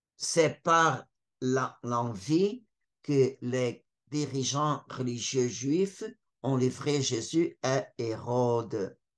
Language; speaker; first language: French; non-native, fluent; Portuguese